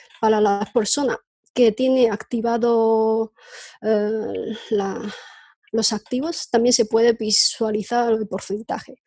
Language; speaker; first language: Spanish; non-native, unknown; Chinese